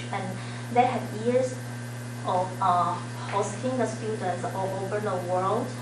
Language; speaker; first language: English; non-native, learner; Chinese